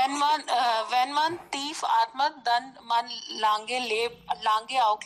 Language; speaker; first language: German; non-native, learner; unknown